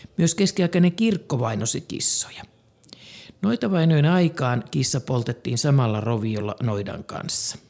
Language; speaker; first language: Finnish; native; Finnish